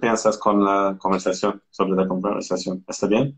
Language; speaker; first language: Spanish; non-native, learner; Turkish